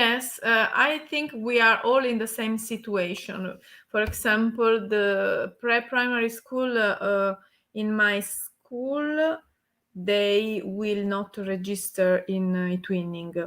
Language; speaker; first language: English; non-native, learner; Italian